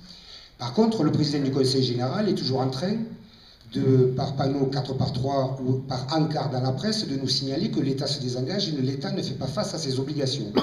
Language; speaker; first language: French; native; French